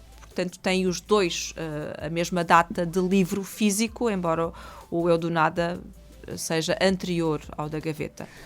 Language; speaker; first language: Portuguese; early bilingual, other home language; German